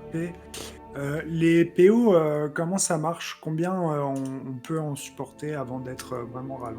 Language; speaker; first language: French; native; French